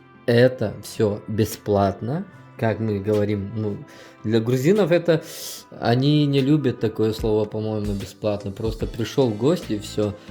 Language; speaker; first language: Russian; native; Russian